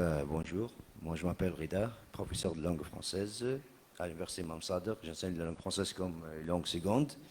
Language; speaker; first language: French; non-native, fluent; Arabic